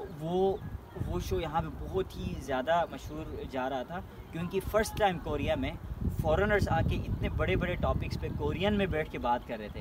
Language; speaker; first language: Urdu; non-native, local second language; Balti